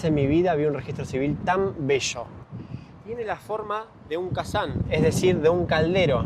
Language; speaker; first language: Spanish; native; Spanish